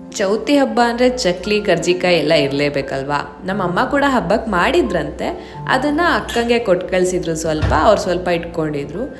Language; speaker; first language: Kannada; native; Kannada